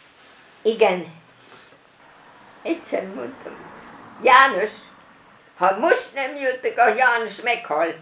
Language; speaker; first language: Hungarian; non-native, local second language; German